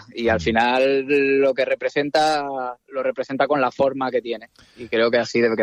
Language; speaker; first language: Spanish; native; Spanish